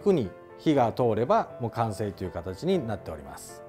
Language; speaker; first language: Japanese; native; Japanese